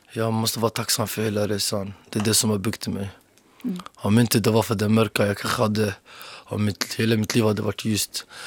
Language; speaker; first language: Swedish; early bilingual, other home language; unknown